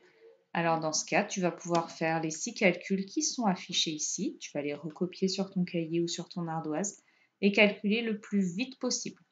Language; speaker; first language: French; native; French